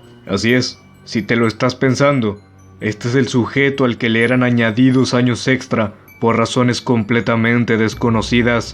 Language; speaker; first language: Spanish; native; Spanish